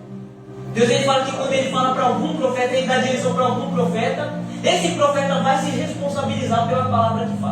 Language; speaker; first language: Portuguese; native; Portuguese